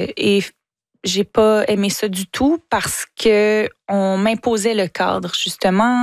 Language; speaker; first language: French; native; French